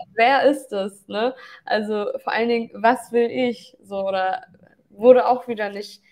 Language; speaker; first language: German; early bilingual, other home language; Turkish